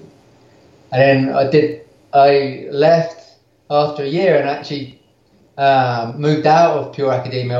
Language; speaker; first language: English; native; English